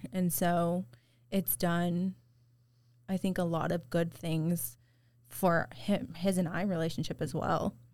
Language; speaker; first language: English; native; English